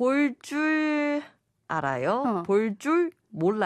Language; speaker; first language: Korean; non-native, learner; Chinese